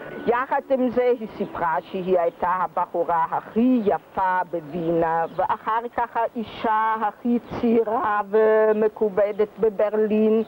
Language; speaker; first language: Hebrew; early bilingual, other home language; German